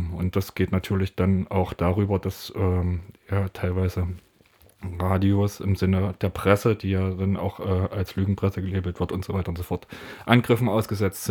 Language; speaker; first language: German; native; German